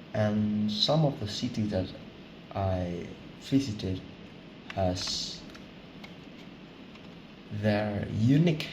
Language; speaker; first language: English; non-native, learner; Indonesian